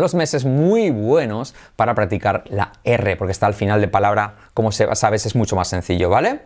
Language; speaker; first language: Spanish; native; Spanish